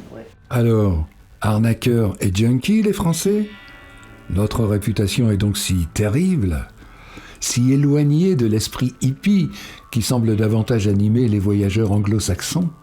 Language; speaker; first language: French; native; French